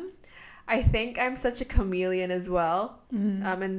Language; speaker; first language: English; native; English